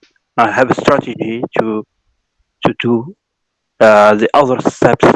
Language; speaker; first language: English; non-native, local second language; Arabic